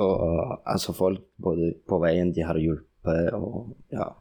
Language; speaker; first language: Norwegian; non-native, fluent; Russian